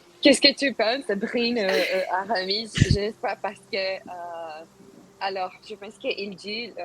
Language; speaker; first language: French; non-native, learner; Spanish